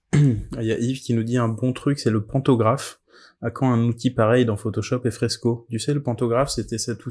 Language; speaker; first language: French; native; French